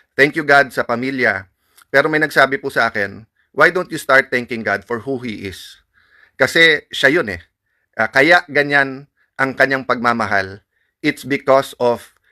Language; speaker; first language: Filipino; native; Filipino